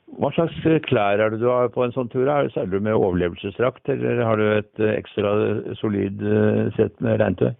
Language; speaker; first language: Norwegian; native; Norwegian